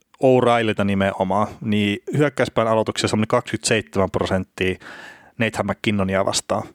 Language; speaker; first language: Finnish; native; Finnish